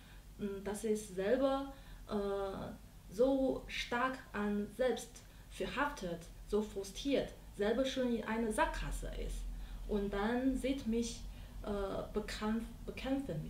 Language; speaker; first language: German; non-native, learner; Chinese